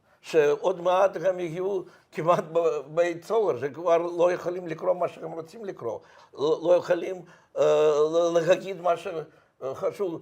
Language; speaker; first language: Hebrew; non-native, fluent; Russian